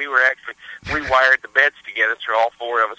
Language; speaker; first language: English; native; English